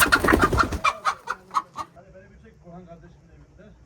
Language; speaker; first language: Turkish; native; Turkish